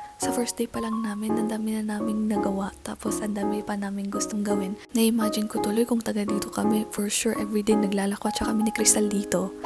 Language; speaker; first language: Filipino; non-native, local second language; Iloko